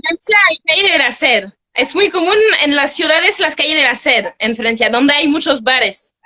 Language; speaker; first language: Spanish; non-native, fluent; French